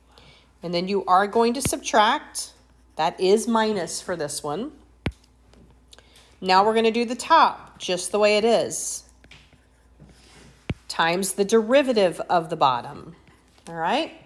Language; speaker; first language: English; native; English